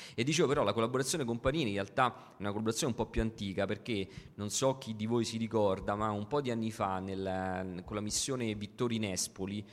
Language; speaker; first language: Italian; native; Italian